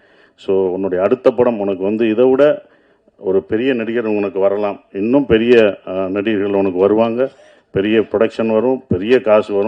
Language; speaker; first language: Tamil; native; Tamil